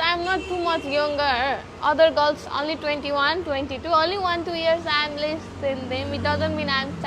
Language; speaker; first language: English; non-native, learner; Nepali